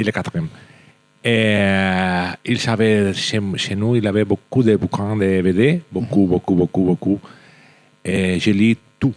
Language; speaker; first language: French; non-native, learner; Spanish